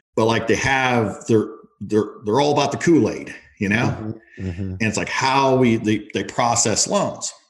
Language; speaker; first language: English; native; English